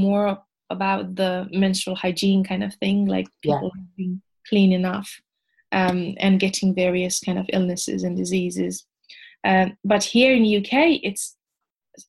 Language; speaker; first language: English; non-native, local second language; Nepali